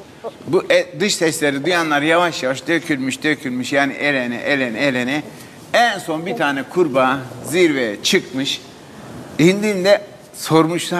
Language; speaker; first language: Turkish; native; Turkish